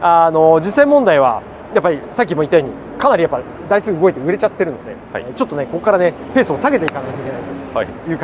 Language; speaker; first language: Japanese; native; Japanese